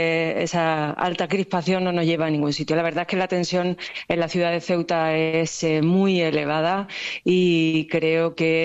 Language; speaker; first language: Spanish; native; Spanish